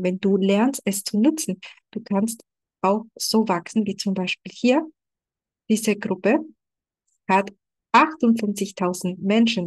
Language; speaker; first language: German; non-native, fluent; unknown